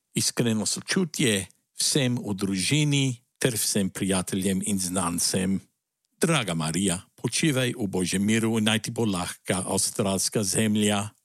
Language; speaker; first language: Slovenian; early bilingual, heritage; Slovenian